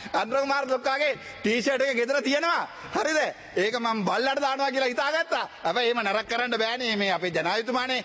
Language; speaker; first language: Sinhala; non-native, local second language; Tamil